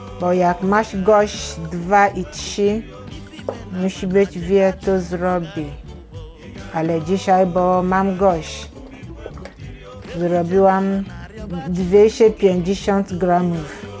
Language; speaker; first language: Polish; non-native, learner; Igbo